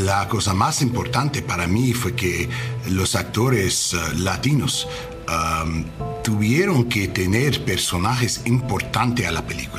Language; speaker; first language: Spanish; non-native, learner; English